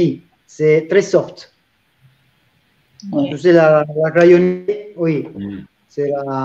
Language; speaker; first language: French; non-native, learner; Italian